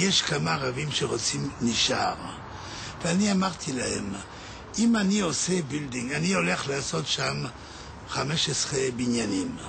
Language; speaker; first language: Hebrew; non-native, learner; French